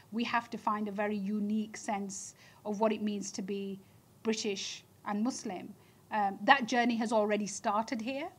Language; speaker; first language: English; native; English